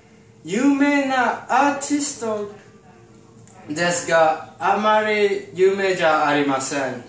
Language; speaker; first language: Japanese; non-native, learner; English